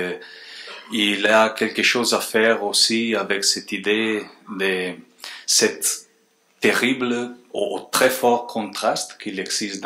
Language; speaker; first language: French; non-native, fluent; Spanish